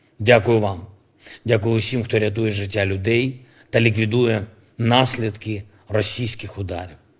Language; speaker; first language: Ukrainian; non-native, local second language; Russian